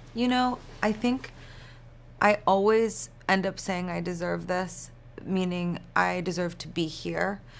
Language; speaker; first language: English; native; English